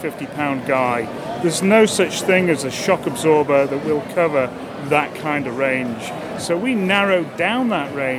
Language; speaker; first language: English; native; English